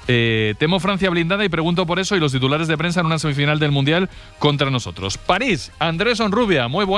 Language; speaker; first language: Spanish; native; Spanish